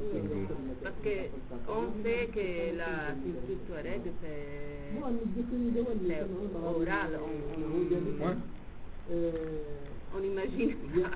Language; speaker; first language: French; non-native, fluent; Italian